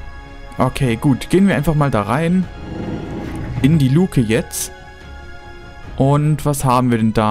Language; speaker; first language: German; native; German